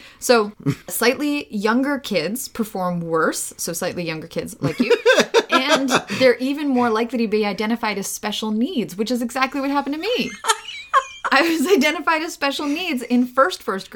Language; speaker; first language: English; early bilingual, other home language; Russian